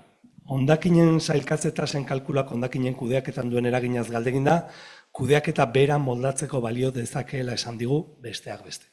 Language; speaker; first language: Basque; native; Basque